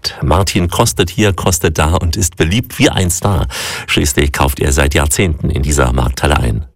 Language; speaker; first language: German; native; German